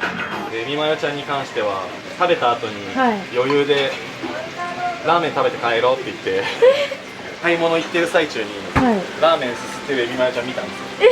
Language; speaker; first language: Japanese; native; Japanese